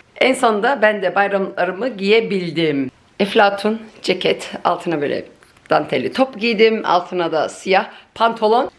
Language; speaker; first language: Turkish; early bilingual, heritage; Turkish